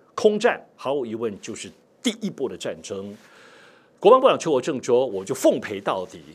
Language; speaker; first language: Chinese; native; Chinese